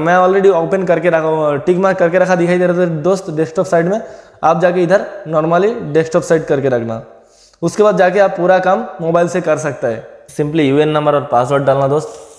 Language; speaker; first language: Hindi; non-native, local second language; Bangla